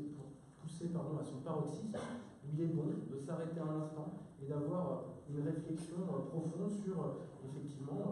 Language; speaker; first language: French; native; French